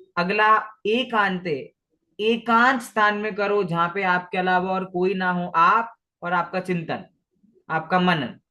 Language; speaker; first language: Hindi; non-native, local second language; Marathi